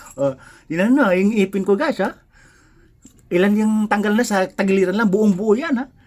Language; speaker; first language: Filipino; non-native, local second language; Cebuano